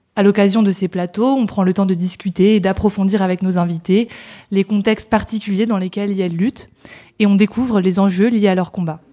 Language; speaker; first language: French; native; French